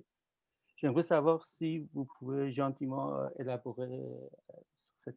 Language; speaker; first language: French; non-native, fluent; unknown